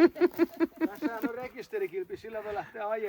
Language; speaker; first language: Finnish; native; Finnish